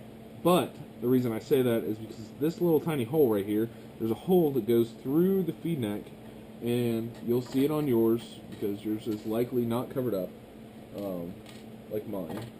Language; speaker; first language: English; native; English